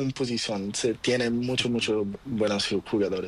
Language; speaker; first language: Portuguese; non-native, local second language; Kabuverdianu